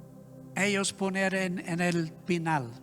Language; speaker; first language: Spanish; non-native, learner; English